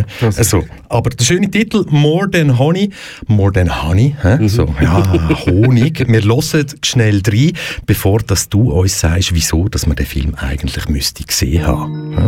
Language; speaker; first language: German; native; German